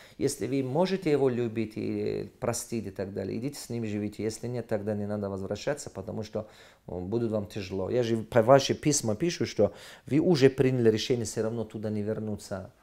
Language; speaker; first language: Russian; non-native, local second language; Tajik